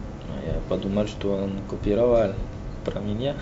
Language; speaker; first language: Russian; non-native, learner; French